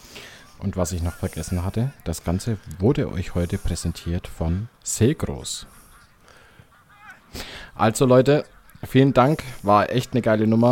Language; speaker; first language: German; native; German